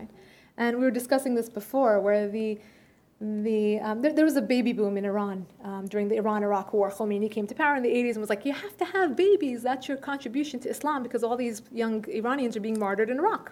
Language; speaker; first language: English; early bilingual, other home language; Persian